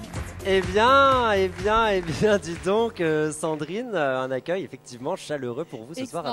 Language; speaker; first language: French; native; French